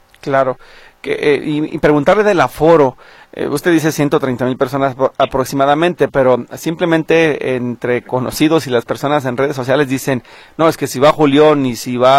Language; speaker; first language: Spanish; native; Spanish